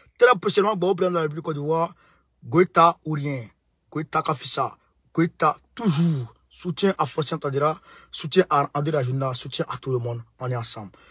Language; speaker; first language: French; non-native, local second language; Bambara